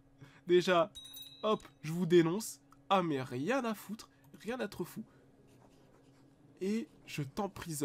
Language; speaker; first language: French; native; French